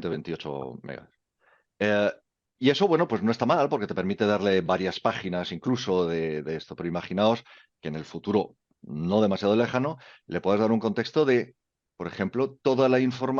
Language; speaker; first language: Spanish; native; Spanish